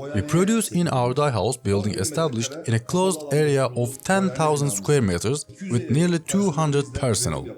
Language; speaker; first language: English; non-native, fluent; Turkish